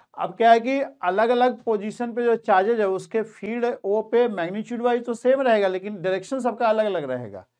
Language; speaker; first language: Hindi; native; Hindi